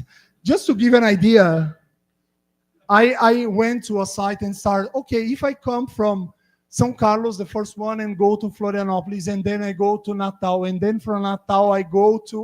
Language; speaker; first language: English; non-native, fluent; Portuguese